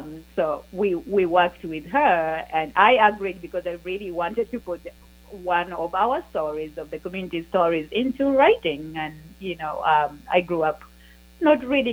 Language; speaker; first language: English; non-native, local second language; Ganda